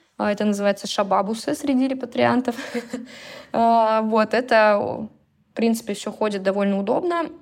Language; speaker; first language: Russian; native; Russian